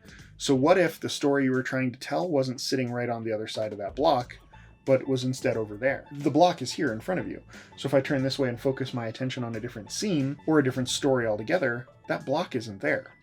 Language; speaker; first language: English; native; English